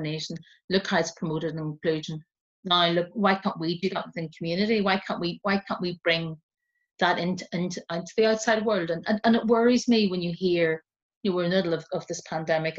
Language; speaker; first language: English; native; English